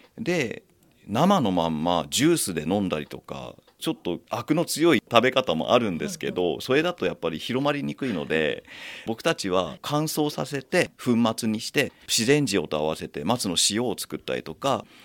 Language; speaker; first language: Japanese; native; Japanese